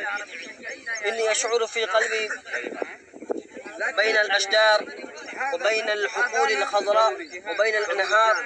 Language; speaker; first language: Arabic; non-native, learner; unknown